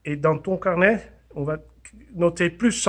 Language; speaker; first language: French; non-native, fluent; Dutch